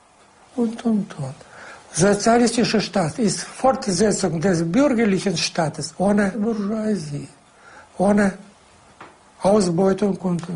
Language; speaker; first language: German; non-native, fluent; Russian